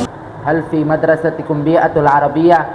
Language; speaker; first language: Arabic; non-native, learner; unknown